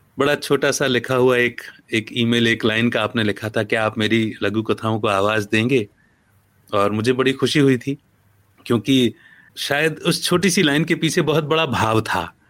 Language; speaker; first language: Hindi; native; Hindi